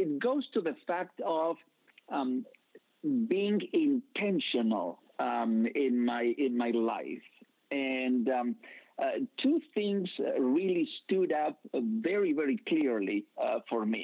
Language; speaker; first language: English; non-native, fluent; Spanish